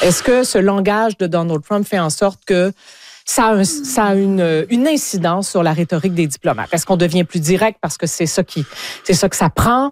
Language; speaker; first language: French; native; French